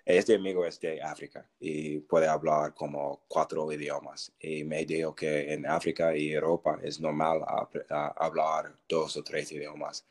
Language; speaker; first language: Spanish; non-native, learner; English